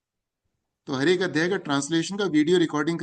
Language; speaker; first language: Hindi; native; Hindi